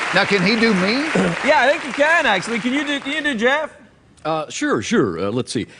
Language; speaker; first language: English; native; English